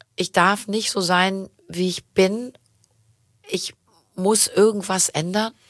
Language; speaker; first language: German; native; German